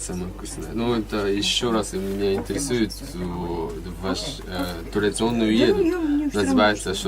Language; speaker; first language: Russian; non-native, learner; Japanese